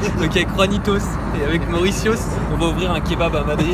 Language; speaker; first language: French; native; French